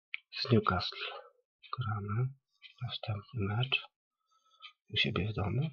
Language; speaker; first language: Polish; native; Polish